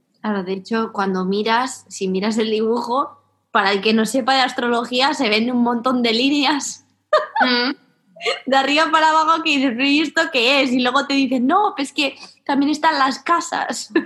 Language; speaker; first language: Spanish; native; Spanish